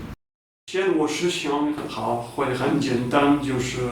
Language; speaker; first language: Chinese; non-native, fluent; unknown